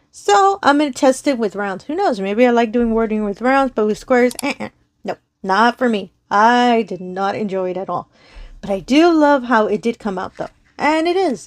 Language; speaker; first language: English; native; English